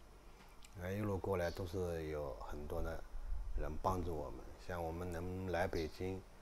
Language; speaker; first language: Chinese; native; Chinese